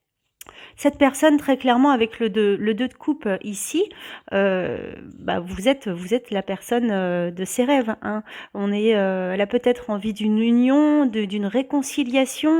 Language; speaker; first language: French; native; French